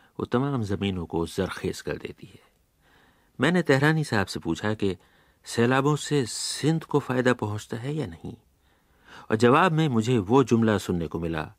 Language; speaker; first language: Urdu; native; Urdu